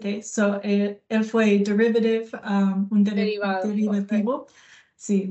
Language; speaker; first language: Spanish; non-native, fluent; English